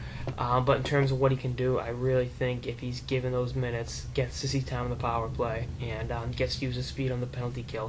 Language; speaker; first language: English; native; English